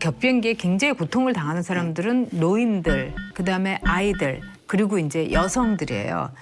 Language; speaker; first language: Korean; native; Korean